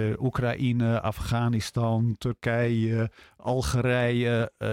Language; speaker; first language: Dutch; native; Dutch